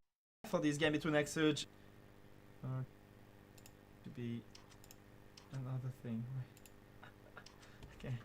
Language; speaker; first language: English; non-native, fluent; French